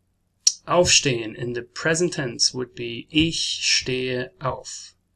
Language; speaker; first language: German; non-native, learner; English